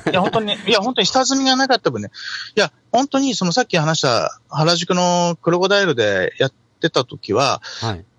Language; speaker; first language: Japanese; native; Japanese